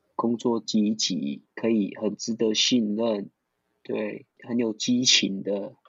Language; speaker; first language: Chinese; non-native, local second language; Min Nan Chinese